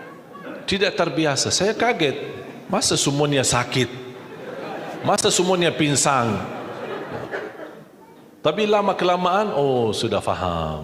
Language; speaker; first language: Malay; non-native, fluent; Arabic